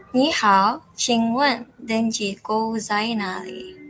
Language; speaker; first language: Chinese; non-native, learner; Indonesian